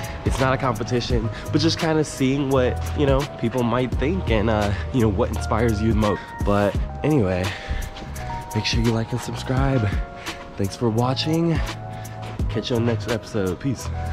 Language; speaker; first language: English; native; English